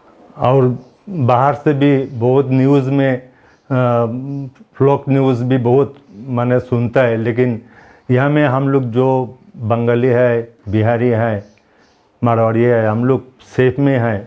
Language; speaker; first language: Hindi; non-native, local second language; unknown